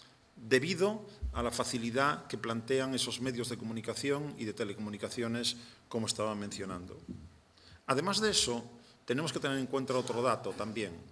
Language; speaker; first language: Spanish; native; Spanish